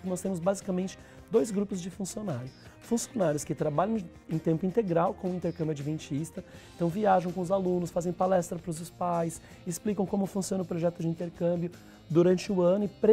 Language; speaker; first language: Portuguese; native; Portuguese